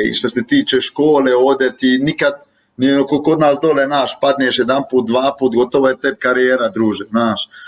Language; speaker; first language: Croatian; early bilingual, heritage; Bosnian